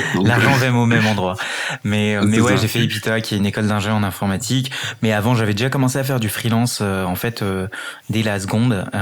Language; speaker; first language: French; early bilingual, other home language; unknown